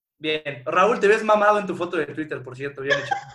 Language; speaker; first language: Spanish; native; Spanish